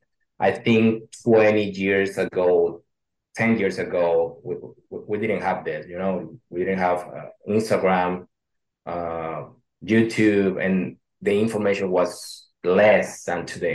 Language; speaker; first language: English; non-native, learner; Spanish